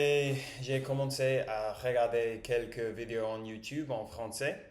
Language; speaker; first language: French; non-native, learner; English